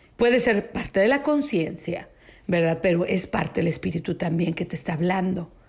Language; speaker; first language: Spanish; native; Spanish